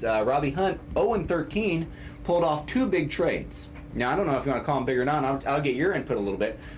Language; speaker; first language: English; native; English